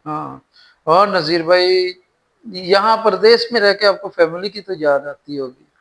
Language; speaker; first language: Urdu; non-native, local second language; Punjabi